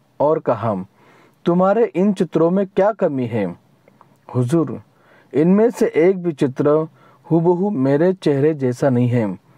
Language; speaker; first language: Hindi; non-native, local second language; Marathi